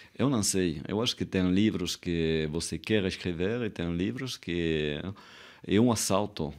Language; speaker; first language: Portuguese; non-native, fluent; French